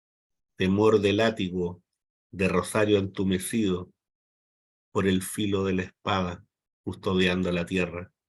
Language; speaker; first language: Spanish; native; Spanish